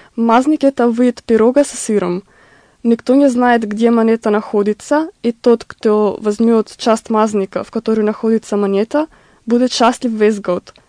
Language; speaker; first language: Russian; non-native, fluent; Macedonian